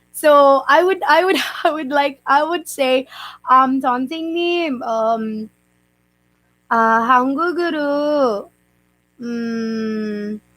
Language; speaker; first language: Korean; non-native, learner; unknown